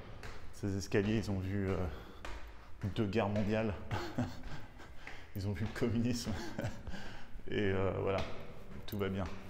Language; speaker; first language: French; native; French